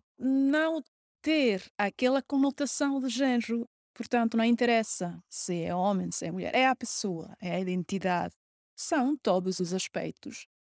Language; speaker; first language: Portuguese; non-native, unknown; Italian